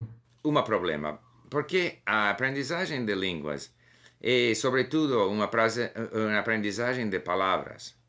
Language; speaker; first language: Portuguese; non-native, learner; English